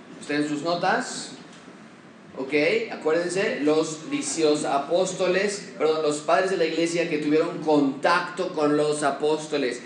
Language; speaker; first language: Spanish; native; Spanish